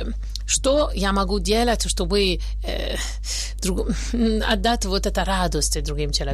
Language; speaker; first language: Russian; non-native, learner; Italian